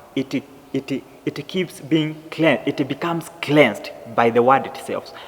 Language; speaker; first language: English; non-native, local second language; Swahili